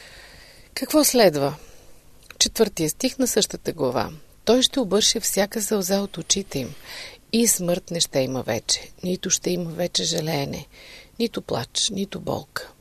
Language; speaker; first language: Bulgarian; native; Bulgarian